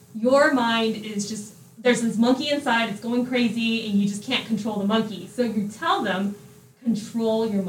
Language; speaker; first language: English; early bilingual, other home language; Spanish